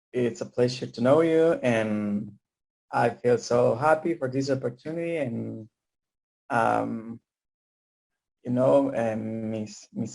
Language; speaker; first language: English; non-native, learner; Spanish